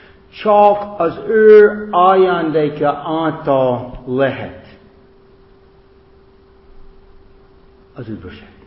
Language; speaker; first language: Hungarian; non-native, fluent; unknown